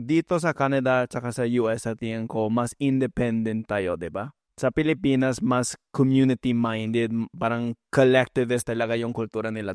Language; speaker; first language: Filipino; non-native, fluent; English